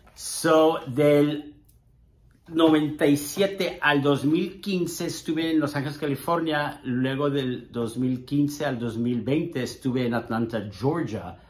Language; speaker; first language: Spanish; early bilingual, heritage; Spanish